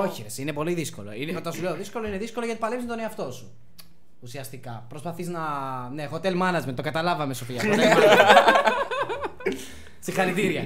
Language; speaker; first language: Greek; native; Greek